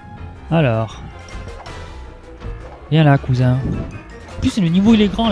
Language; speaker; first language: French; native; French